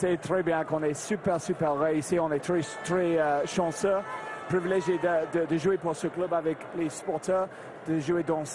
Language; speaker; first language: French; non-native, fluent; English